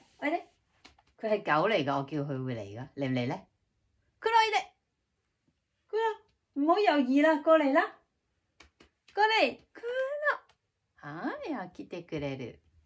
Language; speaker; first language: Cantonese; native; Cantonese